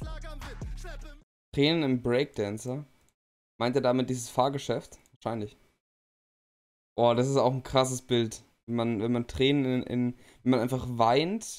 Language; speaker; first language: German; native; German